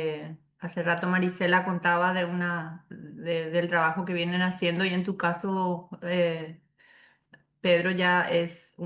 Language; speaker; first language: Spanish; native; Spanish